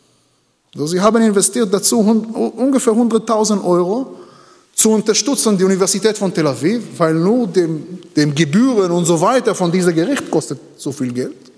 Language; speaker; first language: German; non-native, learner; Hebrew